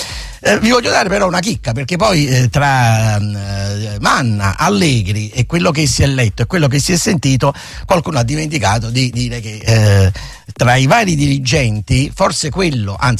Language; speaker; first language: Italian; native; Italian